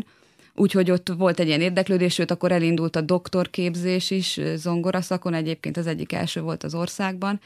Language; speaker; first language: Hungarian; native; Hungarian